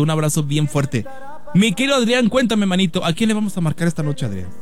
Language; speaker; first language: Spanish; native; Spanish